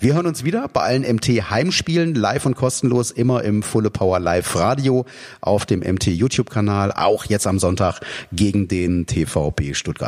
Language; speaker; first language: German; native; German